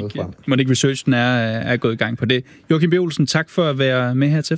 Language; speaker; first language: Danish; native; Danish